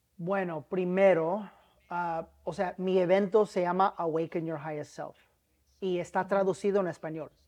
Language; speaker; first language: Spanish; early bilingual, heritage; Spanish